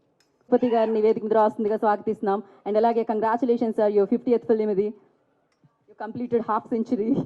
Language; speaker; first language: Telugu; native; Telugu